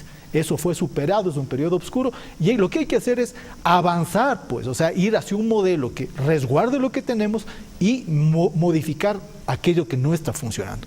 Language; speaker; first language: Spanish; native; Spanish